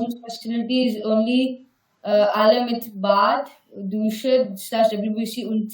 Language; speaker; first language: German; non-native, learner; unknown